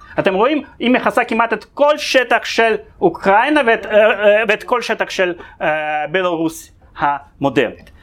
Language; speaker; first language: Hebrew; non-native, fluent; Russian